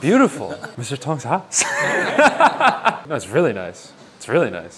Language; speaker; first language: English; native; English